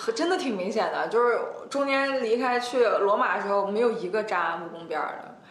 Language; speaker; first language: Chinese; native; Chinese